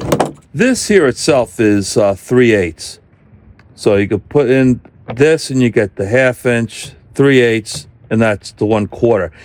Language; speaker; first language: English; native; English